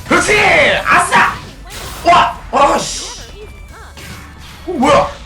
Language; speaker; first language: Korean; native; Korean